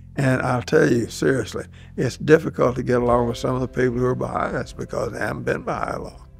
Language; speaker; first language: English; native; English